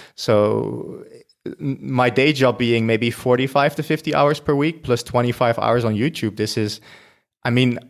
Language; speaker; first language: English; non-native, fluent; Dutch